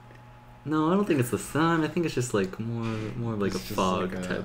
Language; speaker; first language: English; native; English